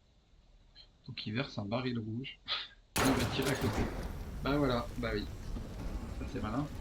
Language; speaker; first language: French; native; French